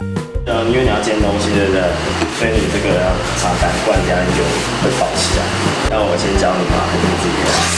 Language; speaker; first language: Chinese; native; Chinese